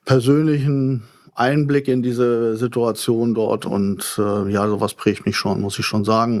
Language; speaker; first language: German; native; German